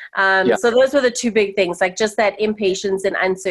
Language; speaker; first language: English; native; English